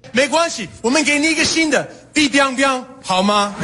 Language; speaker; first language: Chinese; non-native, learner; English